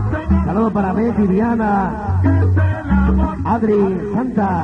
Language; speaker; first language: Spanish; native; Spanish